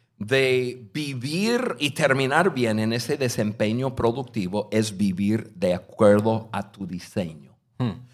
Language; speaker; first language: Spanish; non-native, fluent; English